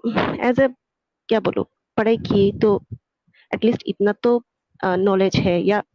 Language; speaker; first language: Hindi; non-native, fluent; Bangla